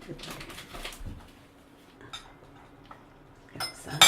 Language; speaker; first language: French; early bilingual, other home language; Vietnamese